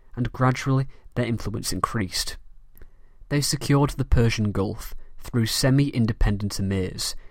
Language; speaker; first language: English; native; English